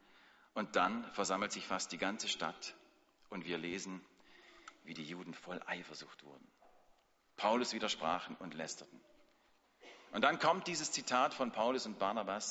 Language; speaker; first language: German; native; German